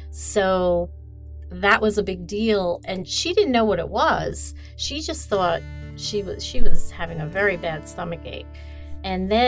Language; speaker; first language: English; native; English